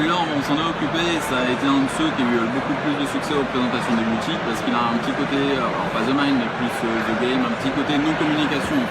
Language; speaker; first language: French; native; French